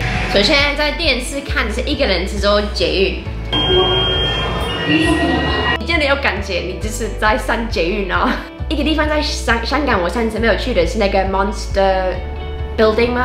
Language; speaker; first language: Chinese; non-native, fluent; English